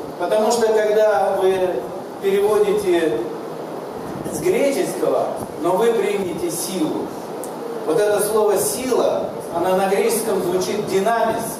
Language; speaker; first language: Russian; non-native, local second language; Kazakh